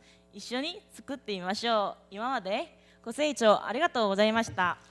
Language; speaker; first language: Japanese; non-native, learner; Korean